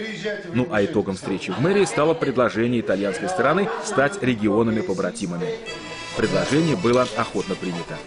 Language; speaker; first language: Russian; native; Russian